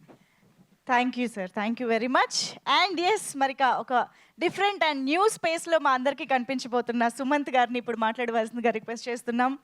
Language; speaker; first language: Telugu; native; Telugu